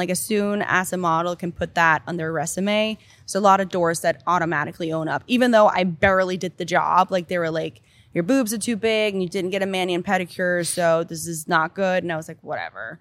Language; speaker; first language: English; non-native, fluent; Danish